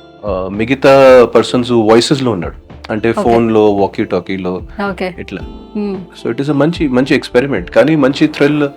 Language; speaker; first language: Telugu; non-native, fluent; Hindi